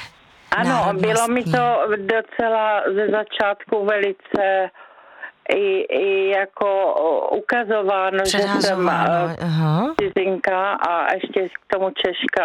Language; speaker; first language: Czech; native; Czech